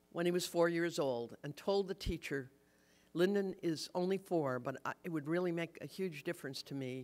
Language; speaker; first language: English; native; English